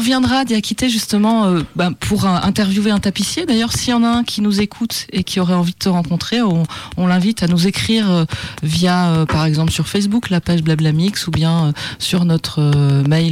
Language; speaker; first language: French; native; French